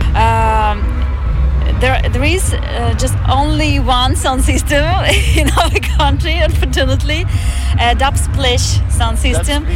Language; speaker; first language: English; non-native, fluent; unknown